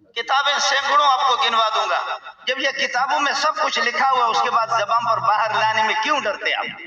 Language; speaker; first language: Urdu; non-native, local second language; Baluchi